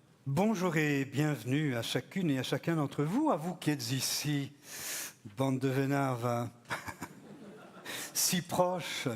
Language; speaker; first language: French; native; French